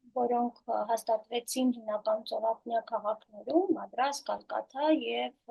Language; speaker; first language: Armenian; native; Armenian